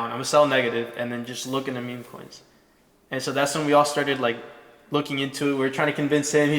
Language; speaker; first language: English; native; English